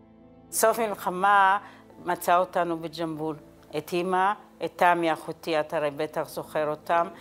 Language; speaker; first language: Hebrew; non-native, fluent; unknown